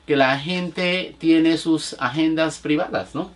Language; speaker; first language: Spanish; non-native, fluent; Bangla